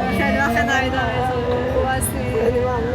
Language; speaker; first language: Korean; non-native, learner; Persian